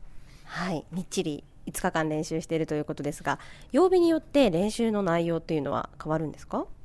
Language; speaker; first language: Japanese; native; Japanese